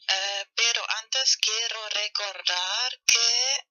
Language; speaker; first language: Spanish; non-native, fluent; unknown